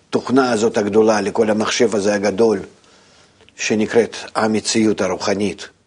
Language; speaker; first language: Hebrew; non-native, fluent; Russian